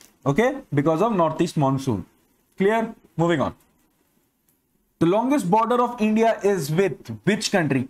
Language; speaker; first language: English; non-native, local second language; Bangla